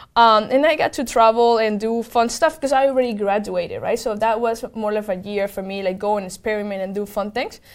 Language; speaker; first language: English; non-native, fluent; Spanish